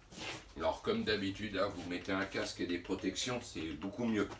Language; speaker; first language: French; native; French